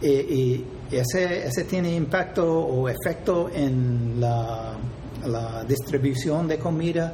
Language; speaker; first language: Spanish; non-native, fluent; English